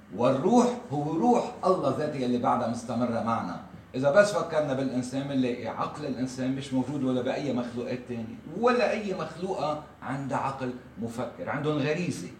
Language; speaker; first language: Arabic; native; Arabic